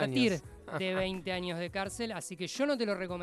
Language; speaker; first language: Spanish; native; Spanish